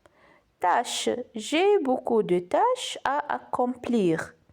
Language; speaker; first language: French; non-native, local second language; Arabic